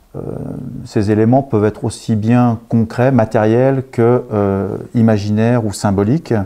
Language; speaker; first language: French; native; French